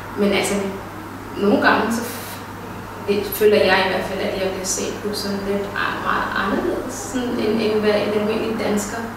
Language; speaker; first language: Danish; early bilingual, other home language; Somali